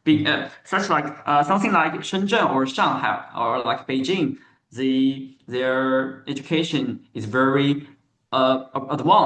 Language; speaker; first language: English; non-native, learner; Chinese